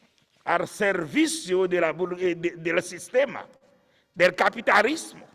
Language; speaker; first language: Spanish; non-native, fluent; Haitian Creole